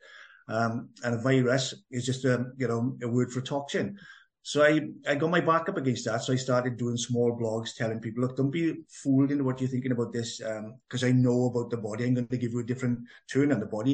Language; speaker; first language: English; native; English